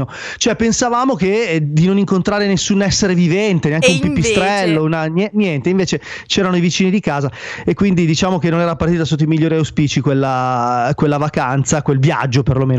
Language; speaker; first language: Italian; native; Italian